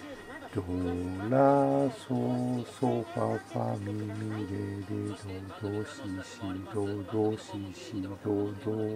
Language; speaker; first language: Japanese; native; Japanese